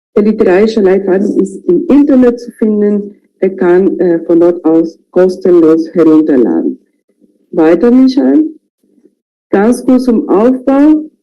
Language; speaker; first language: German; non-native, fluent; Spanish